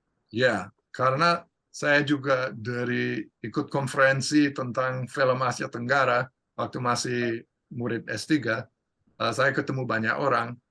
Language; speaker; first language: Indonesian; non-native, fluent; English